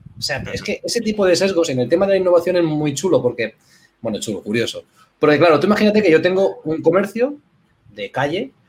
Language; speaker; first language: Spanish; native; Spanish